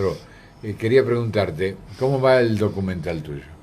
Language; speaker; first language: Spanish; native; Spanish